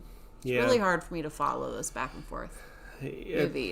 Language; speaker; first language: English; native; English